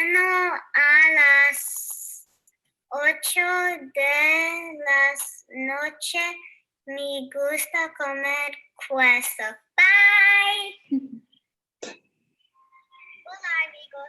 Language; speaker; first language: Spanish; non-native, learner; English